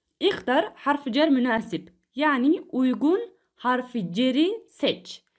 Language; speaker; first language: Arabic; non-native, fluent; Turkish